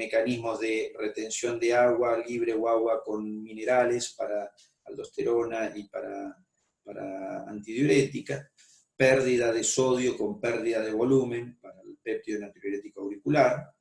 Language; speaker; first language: Spanish; native; Spanish